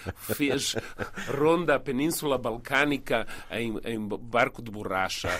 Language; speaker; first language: Portuguese; non-native, fluent; Serbian